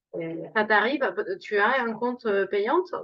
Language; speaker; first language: French; non-native, fluent; Spanish